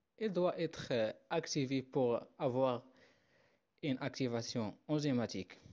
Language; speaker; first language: French; non-native, local second language; Arabic